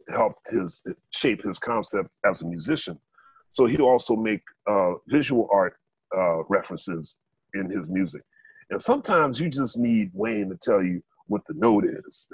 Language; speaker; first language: English; native; English